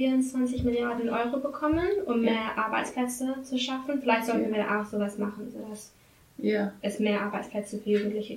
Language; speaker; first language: German; non-native, learner; English